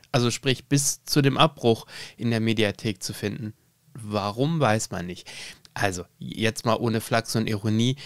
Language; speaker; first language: German; native; German